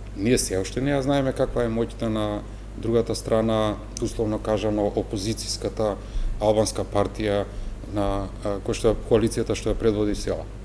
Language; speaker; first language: Macedonian; native; Macedonian